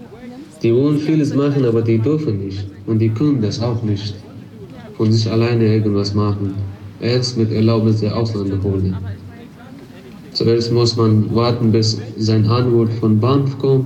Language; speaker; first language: German; non-native, fluent; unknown